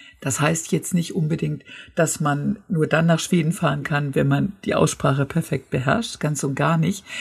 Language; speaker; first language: German; native; German